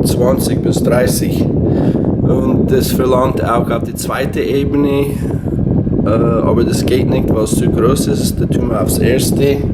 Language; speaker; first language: German; non-native, learner; English